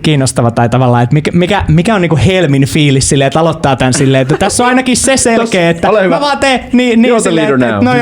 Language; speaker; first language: Finnish; native; Finnish